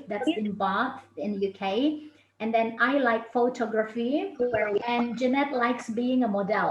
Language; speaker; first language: English; non-native, fluent; Indonesian